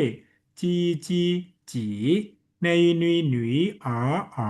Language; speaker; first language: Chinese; non-native, fluent; Burmese